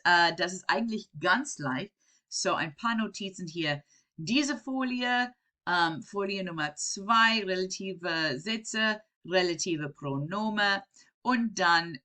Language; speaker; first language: German; non-native, fluent; English